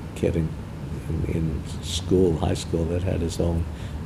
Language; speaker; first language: English; native; English